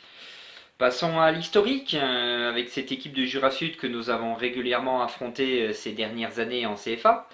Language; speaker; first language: French; native; French